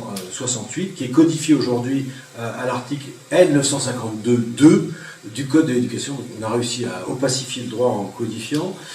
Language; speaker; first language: French; native; French